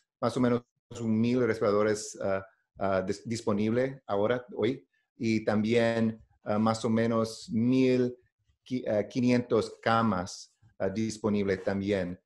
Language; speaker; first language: Spanish; non-native, learner; English